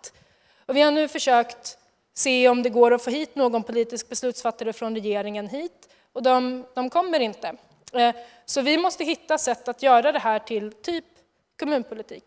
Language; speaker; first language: Swedish; native; Swedish